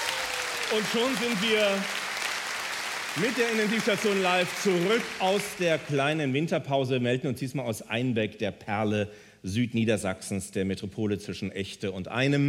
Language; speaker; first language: German; native; German